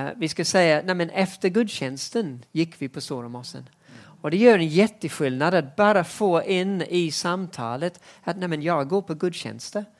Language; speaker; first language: Swedish; non-native, fluent; English